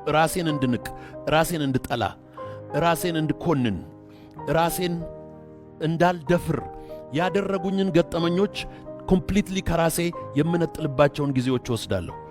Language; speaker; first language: Amharic; non-native, local second language; Oromo